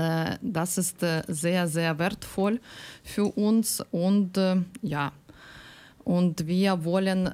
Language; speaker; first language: German; non-native, learner; Ukrainian